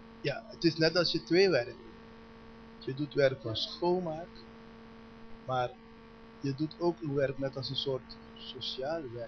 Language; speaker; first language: Dutch; non-native, learner; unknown